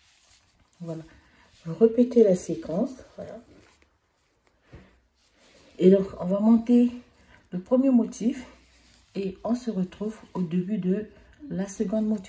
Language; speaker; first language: French; native; French